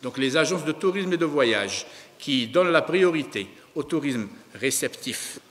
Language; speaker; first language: French; non-native, local second language; Arabic